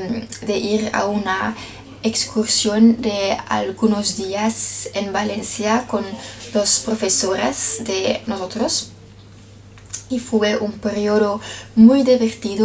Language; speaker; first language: Spanish; non-native, learner; Dutch